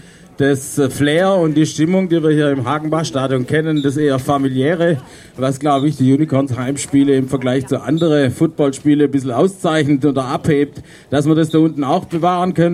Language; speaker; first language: German; native; German